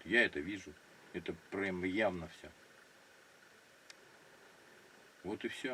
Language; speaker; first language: Russian; native; Russian